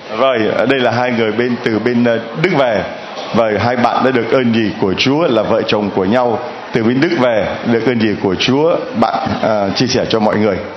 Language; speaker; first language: Vietnamese; native; Vietnamese